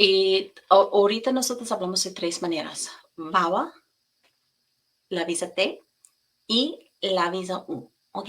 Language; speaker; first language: Spanish; non-native, fluent; English